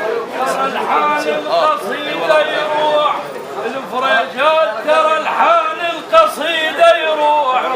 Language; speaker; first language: Arabic; native; Arabic